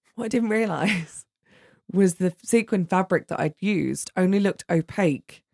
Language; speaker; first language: English; native; English